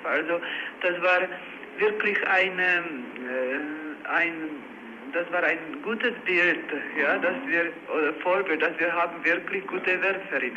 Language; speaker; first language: German; non-native, learner; Czech